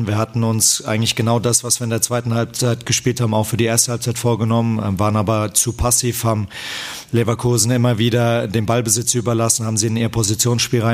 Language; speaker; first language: German; native; German